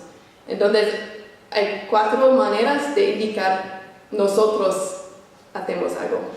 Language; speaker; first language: Spanish; non-native, fluent; English